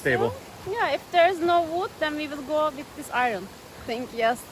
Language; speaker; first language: English; non-native, learner; Turkish